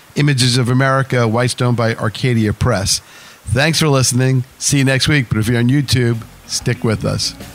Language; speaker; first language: English; native; English